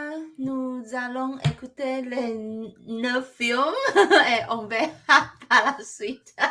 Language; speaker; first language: French; non-native, learner; Chinese